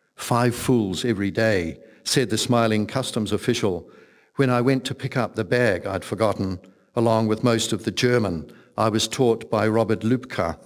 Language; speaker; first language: English; native; English